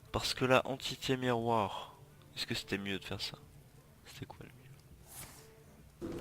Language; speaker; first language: French; native; French